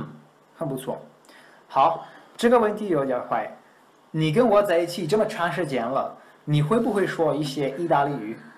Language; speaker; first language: Chinese; non-native, fluent; Italian